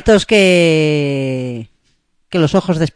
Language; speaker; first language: Spanish; native; Spanish